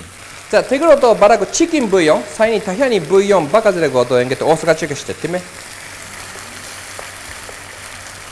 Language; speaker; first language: Mongolian; non-native, fluent; Japanese